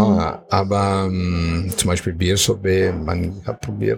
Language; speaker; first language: German; non-native, fluent; Italian